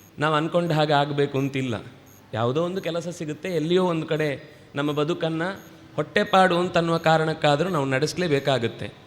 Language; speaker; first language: Kannada; non-native, local second language; Tulu